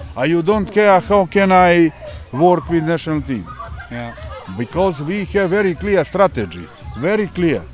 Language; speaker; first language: English; non-native, learner; Serbian